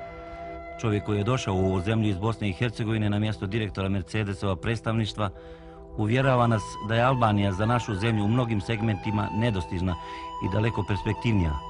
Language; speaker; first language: Bosnian; native; Bosnian